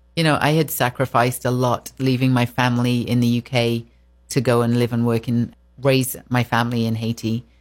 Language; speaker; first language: English; native; English